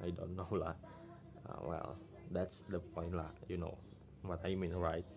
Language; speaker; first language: English; non-native, learner; Indonesian